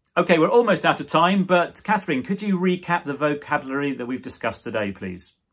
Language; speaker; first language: English; native; English